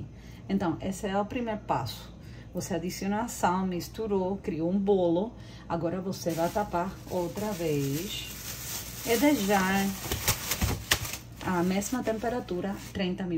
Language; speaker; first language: Portuguese; non-native, learner; Spanish